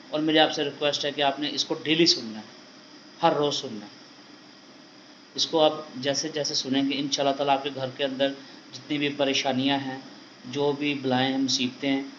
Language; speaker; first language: Hindi; non-native, local second language; Punjabi